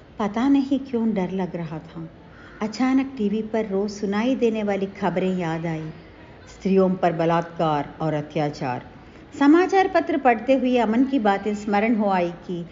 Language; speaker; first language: Hindi; non-native, local second language; Telugu